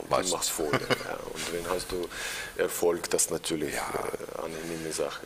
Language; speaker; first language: German; non-native, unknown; Russian